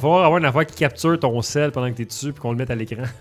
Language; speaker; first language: French; native; French